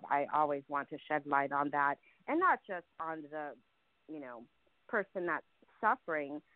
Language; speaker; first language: English; early bilingual, other home language; Russian